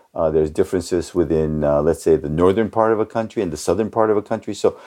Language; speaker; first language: English; early bilingual, other home language; Japanese